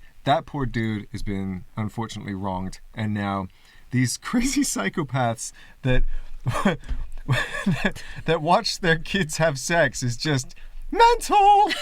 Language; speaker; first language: English; native; English